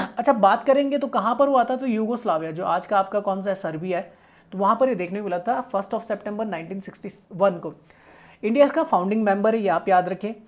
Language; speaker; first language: Hindi; native; Hindi